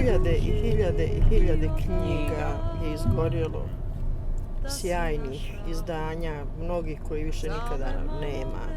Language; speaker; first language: Bosnian; native; Bosnian